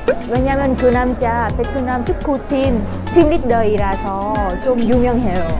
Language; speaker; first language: Korean; non-native, learner; Vietnamese